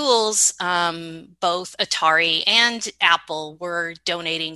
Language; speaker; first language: English; native; English